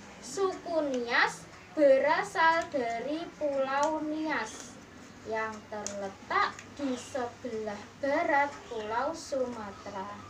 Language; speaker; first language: Indonesian; native; Indonesian